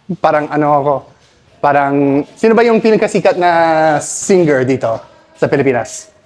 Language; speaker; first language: Filipino; non-native, fluent; English